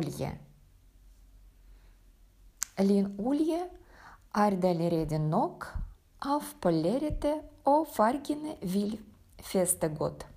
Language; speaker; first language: Norwegian; non-native, fluent; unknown